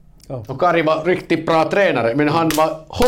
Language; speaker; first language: Swedish; non-native, fluent; Finnish